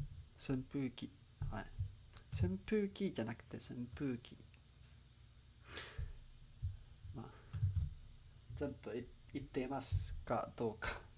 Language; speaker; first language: Japanese; non-native, learner; English